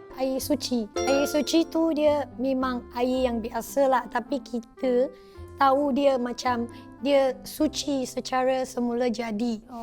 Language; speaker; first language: Malay; non-native, local second language; Tamil